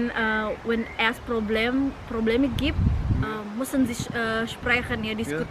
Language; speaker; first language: German; non-native, learner; Indonesian